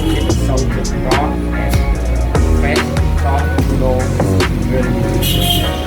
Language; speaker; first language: English; non-native, fluent; Vietnamese